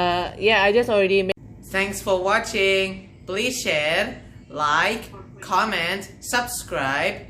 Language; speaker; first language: English; non-native, learner; Indonesian